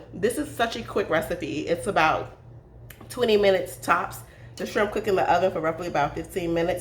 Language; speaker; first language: English; native; English